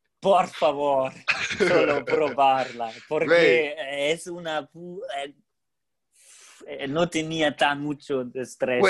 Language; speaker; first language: Spanish; non-native, learner; German